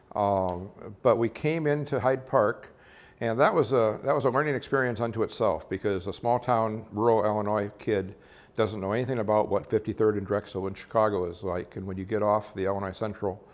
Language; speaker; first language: English; native; English